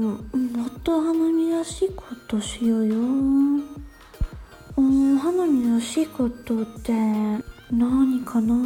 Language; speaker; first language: Japanese; non-native, learner; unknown